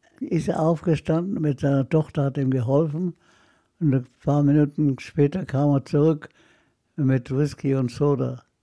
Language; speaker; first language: German; non-native, fluent; Arabic